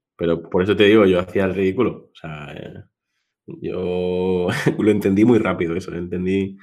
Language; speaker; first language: Spanish; non-native, local second language; Catalan